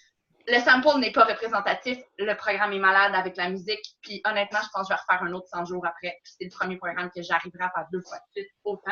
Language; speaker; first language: French; native; French